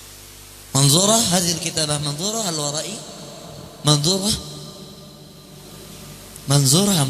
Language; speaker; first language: Arabic; non-native, fluent; Indonesian